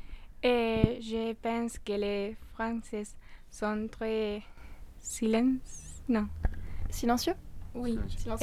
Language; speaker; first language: French; non-native, learner; Spanish